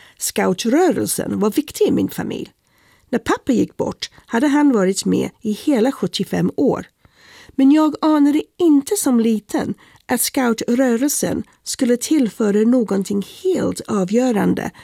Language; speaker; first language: Swedish; non-native, fluent; English